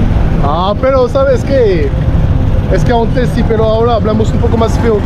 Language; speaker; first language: Spanish; non-native, learner; French